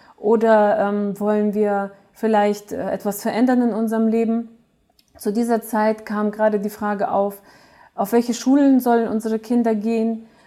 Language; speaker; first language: German; early bilingual, other home language; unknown